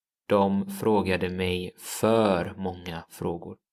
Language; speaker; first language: Swedish; non-native, fluent; English